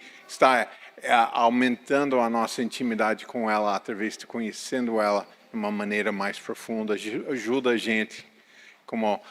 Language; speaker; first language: Portuguese; non-native, fluent; English